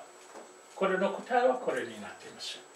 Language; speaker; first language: Japanese; non-native, fluent; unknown